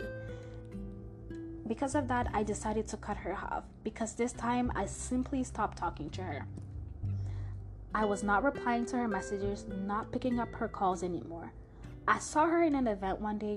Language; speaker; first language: English; non-native, fluent; French